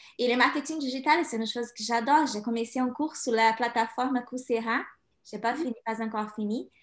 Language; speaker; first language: French; non-native, learner; Portuguese